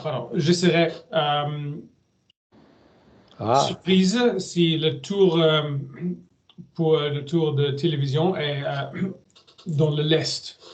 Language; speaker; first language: French; non-native, learner; German